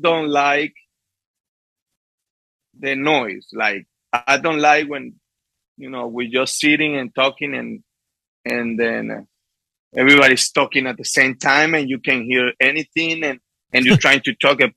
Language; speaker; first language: English; non-native, fluent; Spanish